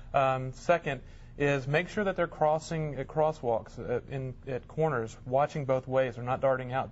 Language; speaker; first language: English; native; English